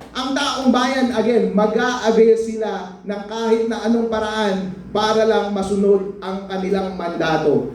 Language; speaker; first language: Filipino; non-native, local second language; Iloko